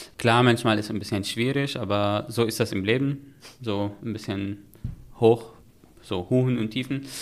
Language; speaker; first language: German; non-native, fluent; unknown